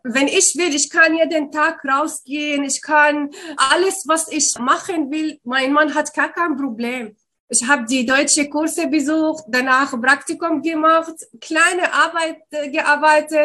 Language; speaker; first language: German; non-native, learner; Arabic